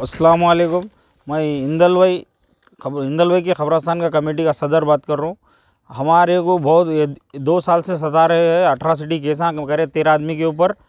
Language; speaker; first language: Hindi; non-native, local second language; Urdu